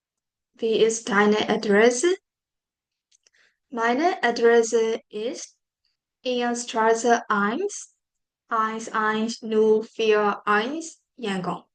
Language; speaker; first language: German; non-native, fluent; Burmese